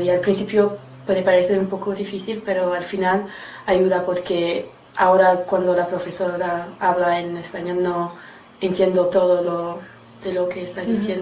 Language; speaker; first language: Spanish; non-native, learner; English